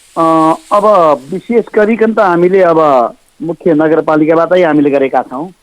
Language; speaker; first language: Nepali; non-native, local second language; Newari